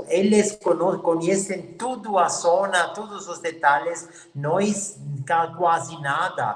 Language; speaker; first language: Portuguese; non-native, fluent; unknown